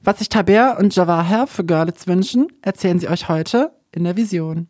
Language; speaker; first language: German; native; German